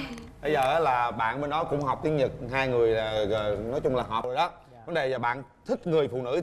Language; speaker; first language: Vietnamese; native; Vietnamese